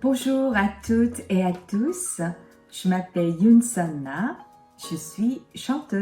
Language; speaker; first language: French; non-native, fluent; Korean